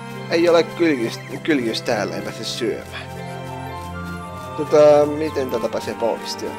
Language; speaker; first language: Finnish; native; Finnish